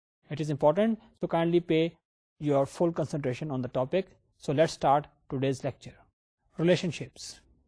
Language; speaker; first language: English; non-native, local second language; Urdu